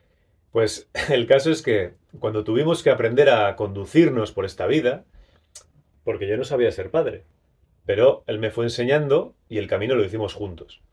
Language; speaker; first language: Spanish; native; Spanish